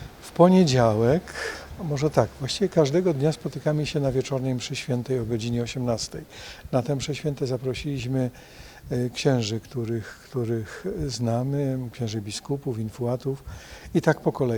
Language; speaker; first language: Polish; native; Polish